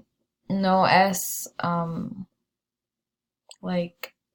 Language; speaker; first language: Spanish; non-native, learner; English